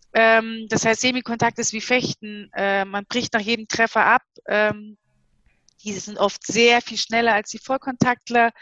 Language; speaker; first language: German; native; German